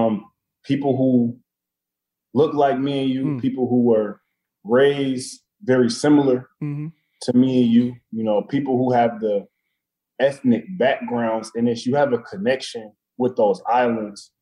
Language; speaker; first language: English; native; English